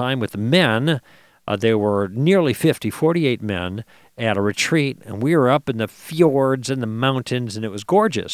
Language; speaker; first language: English; native; English